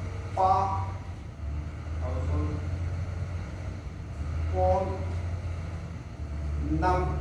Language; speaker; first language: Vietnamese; non-native, learner; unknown